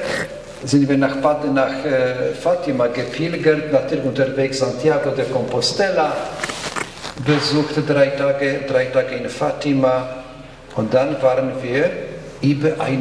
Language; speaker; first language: German; non-native, fluent; Polish